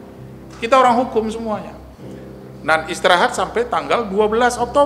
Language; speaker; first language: Indonesian; native; Indonesian